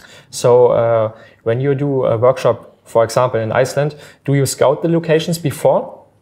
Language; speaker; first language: English; non-native, fluent; German